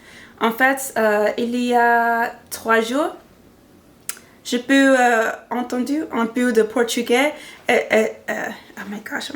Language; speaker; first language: French; non-native, learner; English